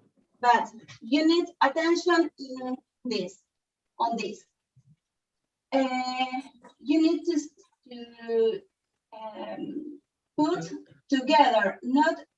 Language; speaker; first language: English; non-native, learner; Spanish